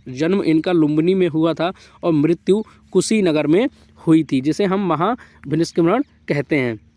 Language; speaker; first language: Hindi; native; Hindi